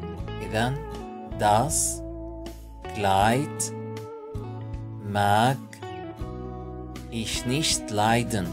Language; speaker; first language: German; non-native, fluent; Arabic